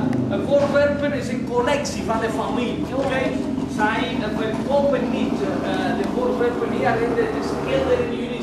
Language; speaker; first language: Dutch; non-native, learner; Spanish